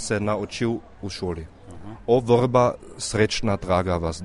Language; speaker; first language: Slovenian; early bilingual, heritage; German